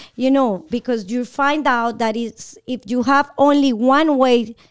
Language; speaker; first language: English; non-native, learner; Spanish